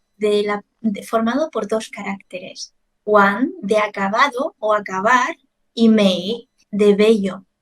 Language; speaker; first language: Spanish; early bilingual, other home language; Chinese